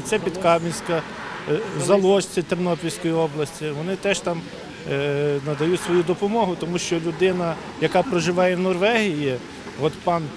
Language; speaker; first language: Ukrainian; native; Ukrainian